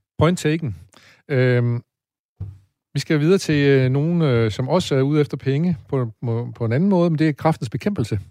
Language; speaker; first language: Danish; native; Danish